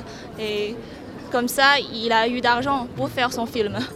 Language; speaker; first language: French; non-native, fluent; Chinese